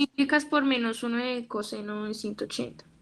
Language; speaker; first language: Spanish; native; Spanish